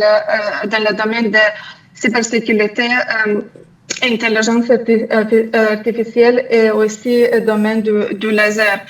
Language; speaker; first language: French; non-native, fluent; Lithuanian